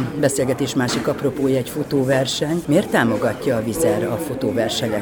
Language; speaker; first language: Hungarian; native; Hungarian